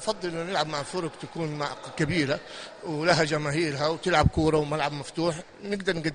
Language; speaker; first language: Arabic; native; Arabic